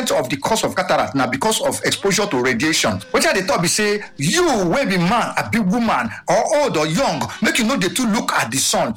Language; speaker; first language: Nigerian Pidgin; non-native, local second language; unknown